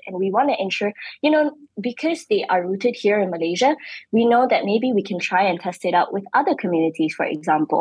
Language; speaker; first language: English; non-native, local second language; Malay